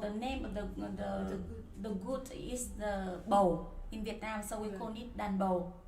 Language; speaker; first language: English; non-native, learner; Vietnamese